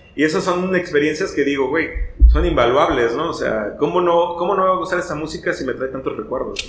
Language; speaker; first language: Spanish; native; Spanish